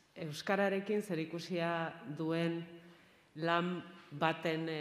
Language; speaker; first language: Basque; non-native, local second language; Spanish